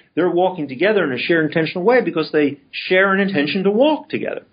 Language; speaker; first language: English; native; English